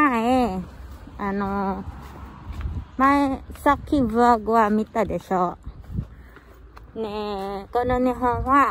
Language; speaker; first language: Japanese; non-native, learner; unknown